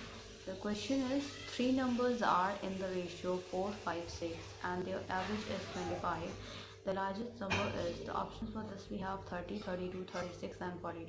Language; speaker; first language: English; non-native, local second language; Hindi